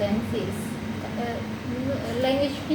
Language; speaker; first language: English; non-native, learner; Indonesian